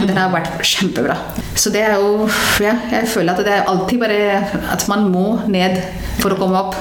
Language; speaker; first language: Norwegian; non-native, fluent; Hindi